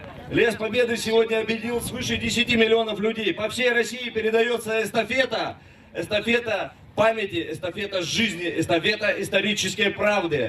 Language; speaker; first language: Russian; native; Russian